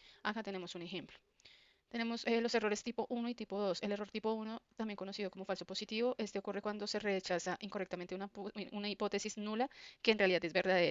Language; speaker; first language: Spanish; native; Spanish